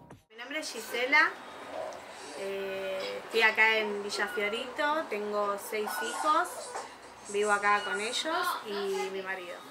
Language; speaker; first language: Spanish; native; Spanish